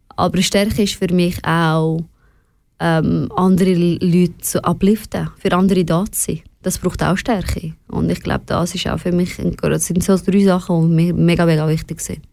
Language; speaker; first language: German; non-native, fluent; Persian